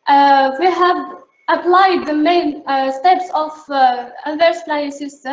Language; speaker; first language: English; non-native, learner; Arabic